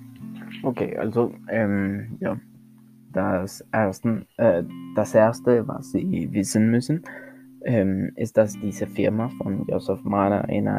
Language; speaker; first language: German; non-native, learner; Spanish